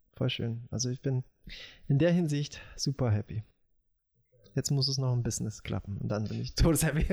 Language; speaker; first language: German; native; German